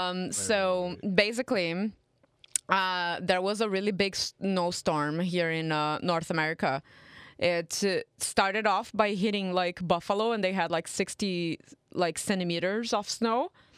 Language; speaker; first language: English; non-native, fluent; Portuguese